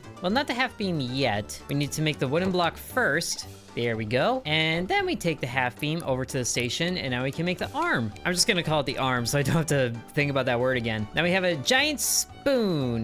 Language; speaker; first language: English; native; English